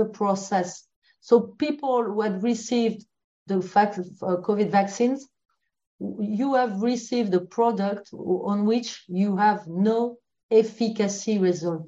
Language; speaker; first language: English; non-native, fluent; French